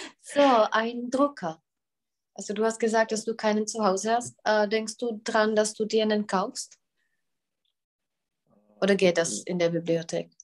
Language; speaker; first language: German; non-native, fluent; Czech